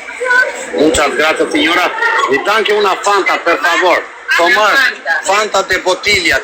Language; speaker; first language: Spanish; non-native, learner; Albanian